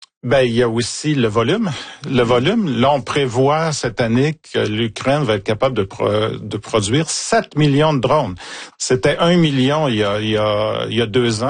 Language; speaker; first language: French; native; French